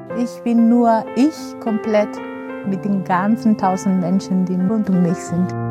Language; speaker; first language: German; non-native, fluent; Spanish